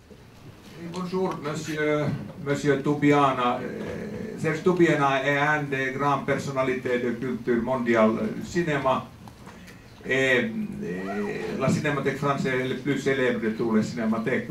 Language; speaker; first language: French; non-native, fluent; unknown